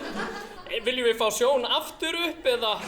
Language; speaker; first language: Icelandic; non-native, fluent; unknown